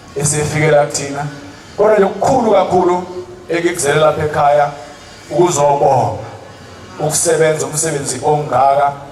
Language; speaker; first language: Zulu; native; Zulu